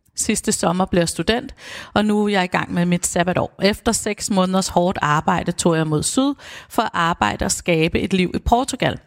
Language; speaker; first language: Danish; native; Danish